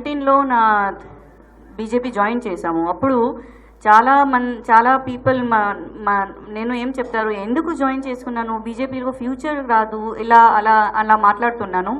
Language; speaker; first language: Telugu; non-native, local second language; Gujarati